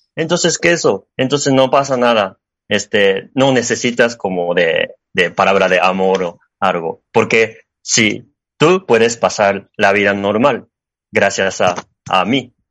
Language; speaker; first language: Spanish; non-native, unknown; Japanese